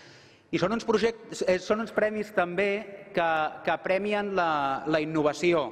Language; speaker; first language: Catalan; native; Catalan